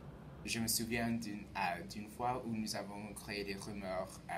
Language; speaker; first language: French; non-native, fluent; English